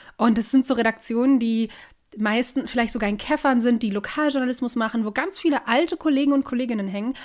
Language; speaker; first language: German; native; German